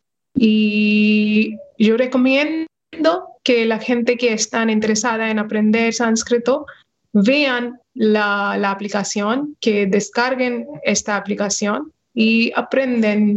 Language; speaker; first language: Spanish; non-native, fluent; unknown